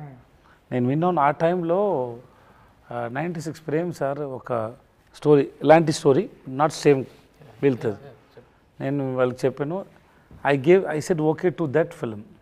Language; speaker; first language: Telugu; non-native, learner; Tamil